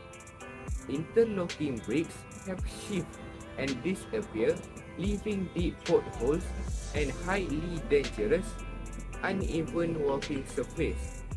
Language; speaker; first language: English; non-native, local second language; Malay